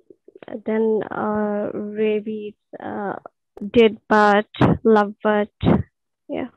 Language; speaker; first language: English; non-native, learner; Bangla